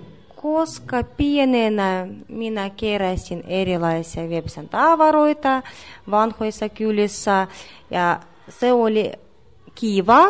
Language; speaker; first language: Finnish; non-native, learner; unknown